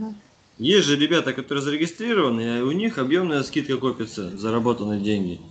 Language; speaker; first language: Russian; native; Russian